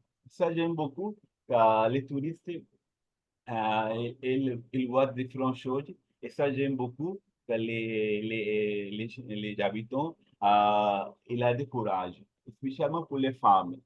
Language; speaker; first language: French; non-native, learner; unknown